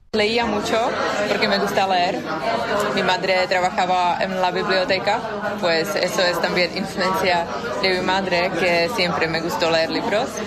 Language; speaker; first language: Spanish; non-native, fluent; Czech